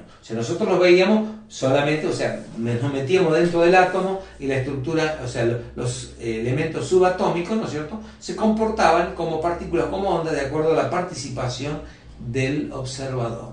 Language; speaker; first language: Spanish; native; Spanish